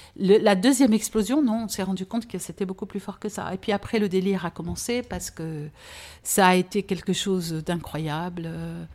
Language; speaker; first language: French; native; French